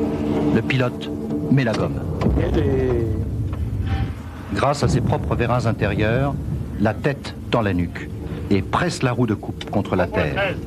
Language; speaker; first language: French; native; French